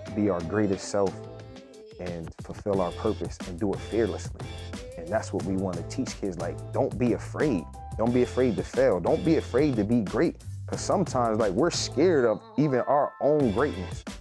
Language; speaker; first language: English; native; English